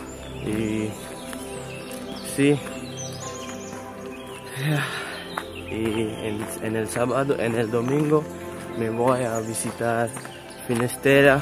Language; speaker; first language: Spanish; non-native, learner; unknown